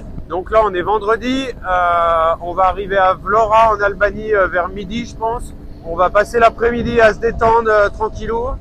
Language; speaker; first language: French; native; French